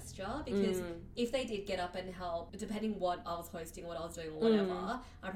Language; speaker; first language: English; non-native, local second language; Cantonese